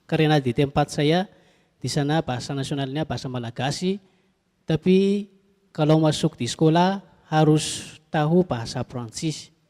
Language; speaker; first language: Indonesian; non-native, learner; Malagasy